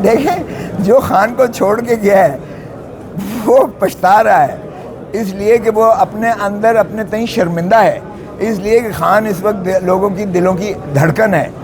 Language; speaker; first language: Urdu; non-native, local second language; Saraiki